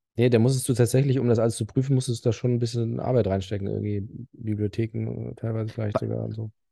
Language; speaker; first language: German; early bilingual, other home language; Arabic